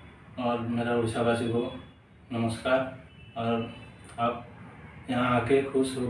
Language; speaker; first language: Hindi; non-native, local second language; Odia